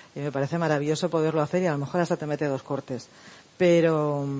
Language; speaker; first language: Spanish; native; Spanish